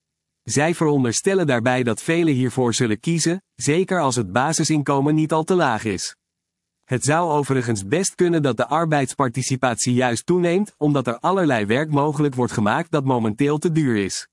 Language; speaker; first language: Dutch; native; Dutch